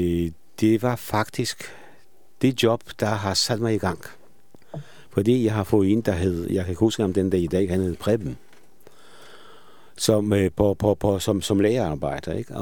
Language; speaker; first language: Danish; non-native, fluent; Polish